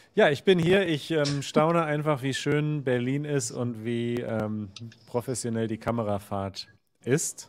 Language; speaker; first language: German; native; German